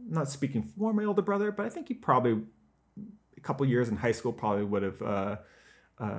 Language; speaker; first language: English; native; English